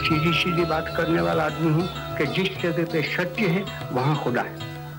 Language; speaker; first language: Hindi; native; Hindi